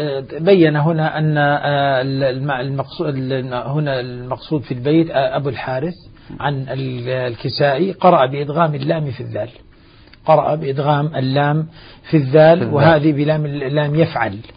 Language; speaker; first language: Arabic; native; Arabic